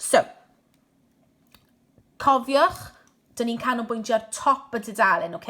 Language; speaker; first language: Welsh; non-native, local second language; English